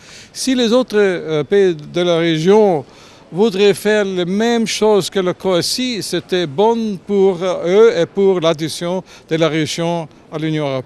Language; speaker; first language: French; non-native, fluent; German